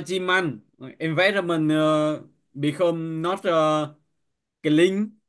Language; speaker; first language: English; non-native, learner; Vietnamese